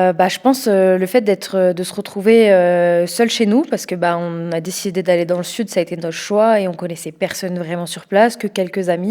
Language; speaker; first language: French; native; French